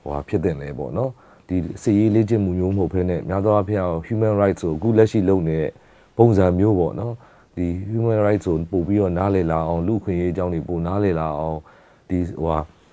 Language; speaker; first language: Burmese; native; Burmese